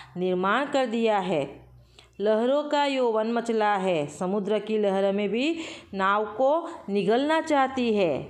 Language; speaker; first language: Hindi; non-native, local second language; Gujarati